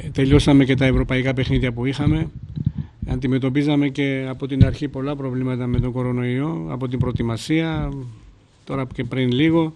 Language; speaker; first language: Greek; non-native, fluent; Georgian